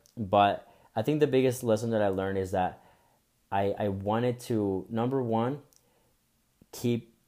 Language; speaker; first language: English; early bilingual, other home language; Spanish